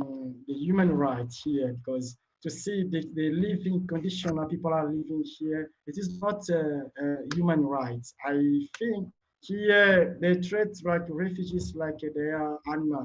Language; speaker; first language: English; non-native, learner; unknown